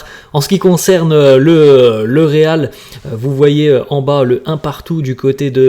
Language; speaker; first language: French; native; French